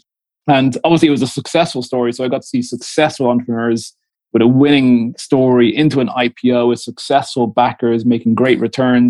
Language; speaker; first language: English; native; English